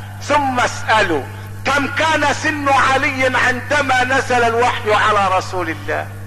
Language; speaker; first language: Arabic; native; Arabic